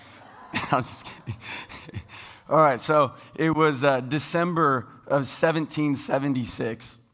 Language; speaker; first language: English; native; English